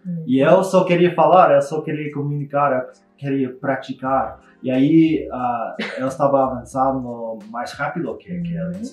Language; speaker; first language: Portuguese; non-native, learner; English